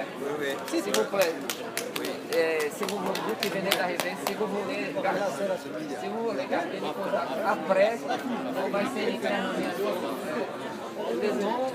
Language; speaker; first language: French; non-native, fluent; Portuguese